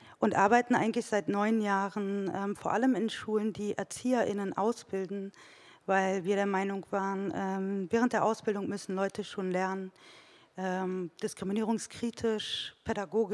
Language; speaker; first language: German; early bilingual, other home language; Turkish